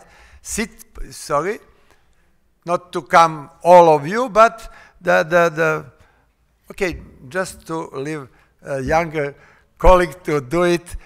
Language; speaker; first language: English; non-native, fluent; Serbian